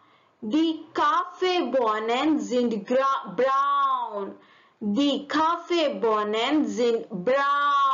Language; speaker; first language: German; non-native, fluent; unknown